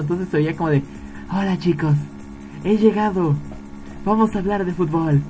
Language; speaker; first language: Spanish; native; Spanish